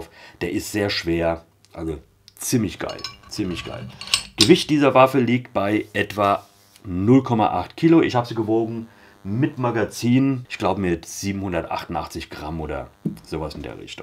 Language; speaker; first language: German; native; German